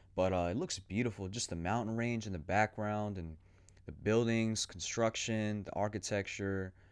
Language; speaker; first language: English; native; English